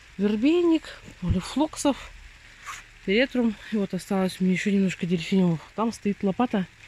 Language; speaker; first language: Russian; native; Russian